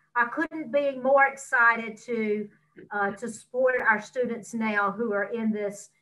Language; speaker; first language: English; native; English